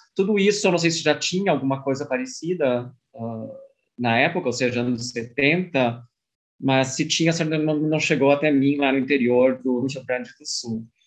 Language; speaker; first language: Portuguese; early bilingual, other home language; German